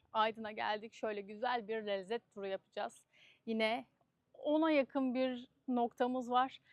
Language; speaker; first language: Turkish; native; Turkish